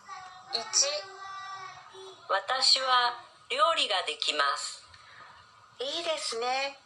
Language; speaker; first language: Japanese; non-native, learner; Indonesian